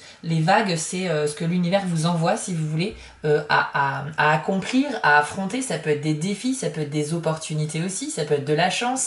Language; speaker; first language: French; native; French